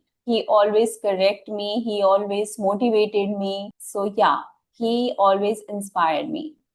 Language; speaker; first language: English; non-native, fluent; Hindi